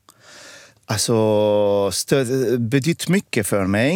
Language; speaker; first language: Swedish; non-native, fluent; Arabic